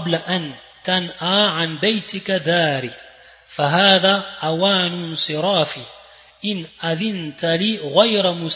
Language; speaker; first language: Arabic; non-native, fluent; French